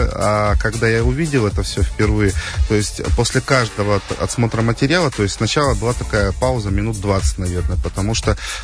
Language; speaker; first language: Russian; native; Russian